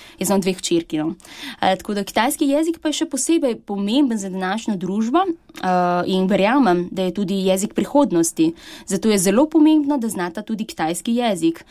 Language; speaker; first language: Slovenian; early bilingual, other home language; Chinese